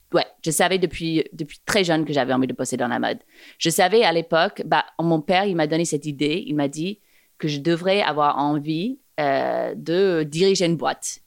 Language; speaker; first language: French; non-native, fluent; English